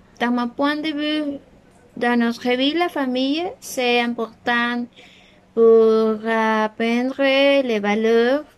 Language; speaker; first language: French; non-native, learner; Spanish